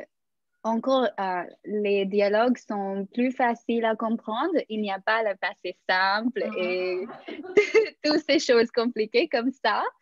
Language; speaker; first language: French; non-native, fluent; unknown